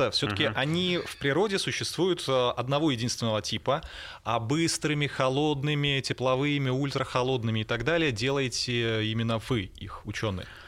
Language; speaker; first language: Russian; native; Russian